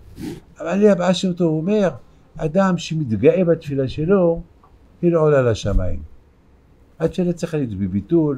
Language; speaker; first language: Hebrew; non-native, fluent; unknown